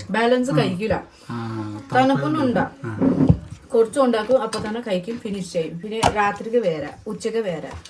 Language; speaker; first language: Malayalam; non-native, local second language; Nepali